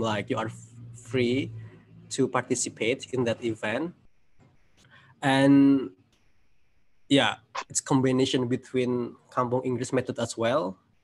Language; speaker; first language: English; non-native, fluent; Indonesian